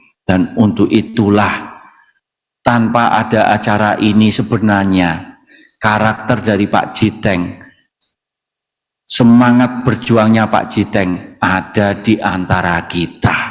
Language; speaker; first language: Indonesian; native; Indonesian